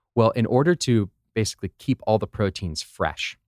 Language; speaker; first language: English; native; English